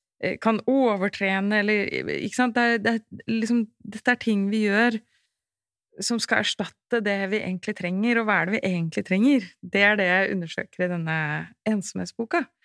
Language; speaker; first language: Norwegian; native; Norwegian